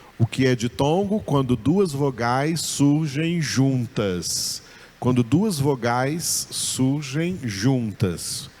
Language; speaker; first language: Portuguese; native; Portuguese